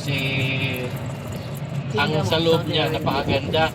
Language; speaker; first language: Filipino; native; Filipino